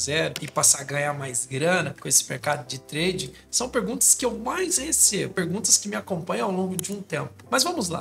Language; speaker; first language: Portuguese; native; Portuguese